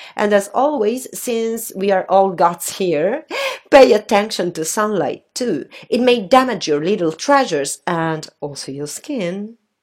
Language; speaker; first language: English; non-native, fluent; Italian